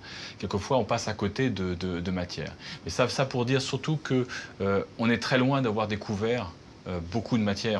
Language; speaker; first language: French; native; French